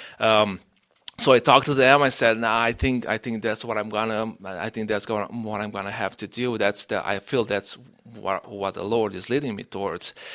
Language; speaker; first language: English; non-native, fluent; Romanian